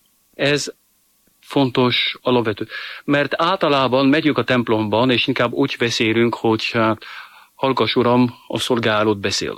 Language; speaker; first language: Hungarian; non-native, fluent; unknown